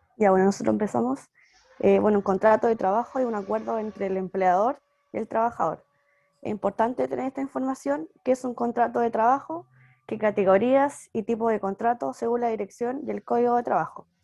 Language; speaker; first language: Spanish; native; Spanish